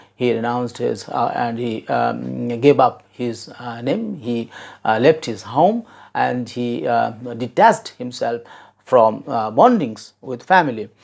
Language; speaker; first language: English; non-native, local second language; Bangla